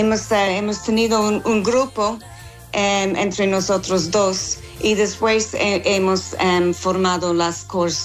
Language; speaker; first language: Spanish; non-native, learner; English